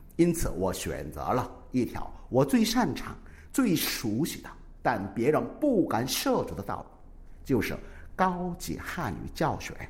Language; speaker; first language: Chinese; non-native, fluent; Korean